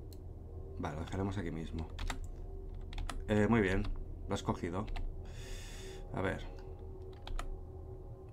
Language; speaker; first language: Spanish; native; Spanish